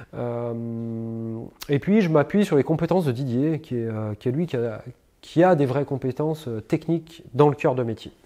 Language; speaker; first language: French; native; French